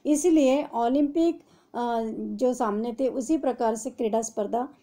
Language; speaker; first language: Hindi; non-native, local second language; Marathi